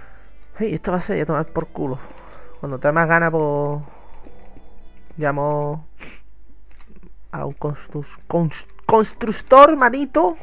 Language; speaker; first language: Spanish; native; Spanish